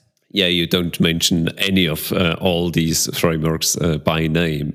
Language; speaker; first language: English; non-native, fluent; Swiss German